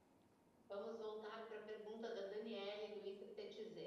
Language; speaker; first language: Portuguese; native; Portuguese